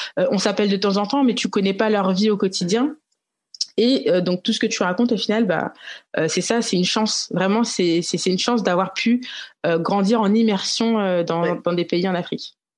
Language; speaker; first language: French; native; French